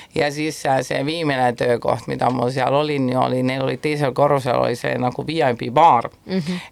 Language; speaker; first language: Estonian; non-native, fluent; Italian